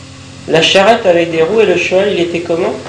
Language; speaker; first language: French; native; French